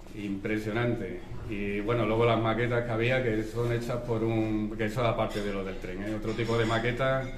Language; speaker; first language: Spanish; native; Spanish